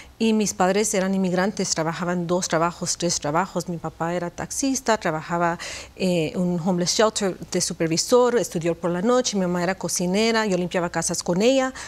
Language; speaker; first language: Spanish; early bilingual, heritage; Spanish